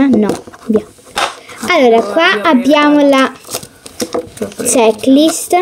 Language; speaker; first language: Italian; native; Italian